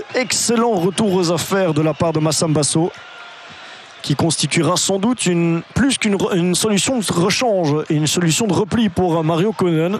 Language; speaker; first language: French; native; French